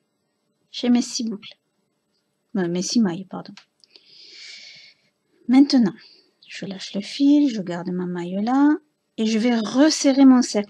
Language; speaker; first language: French; native; French